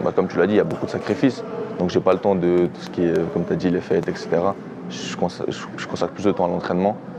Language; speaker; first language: French; early bilingual, other home language; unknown